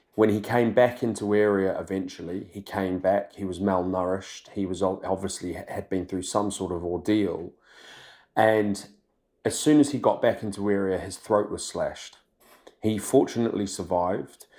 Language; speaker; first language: English; native; English